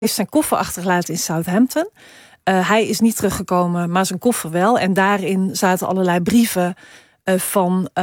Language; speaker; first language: Dutch; native; Dutch